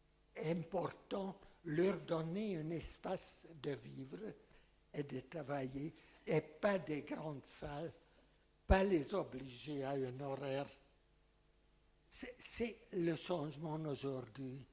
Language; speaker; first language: French; non-native, fluent; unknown